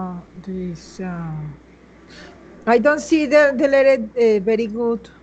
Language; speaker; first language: English; non-native, learner; Spanish